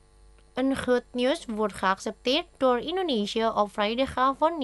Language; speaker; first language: Dutch; non-native, fluent; Indonesian